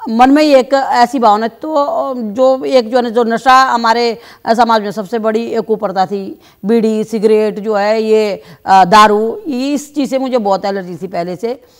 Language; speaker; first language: Hindi; native; Hindi